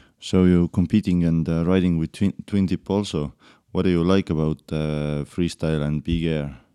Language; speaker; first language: English; non-native, fluent; Estonian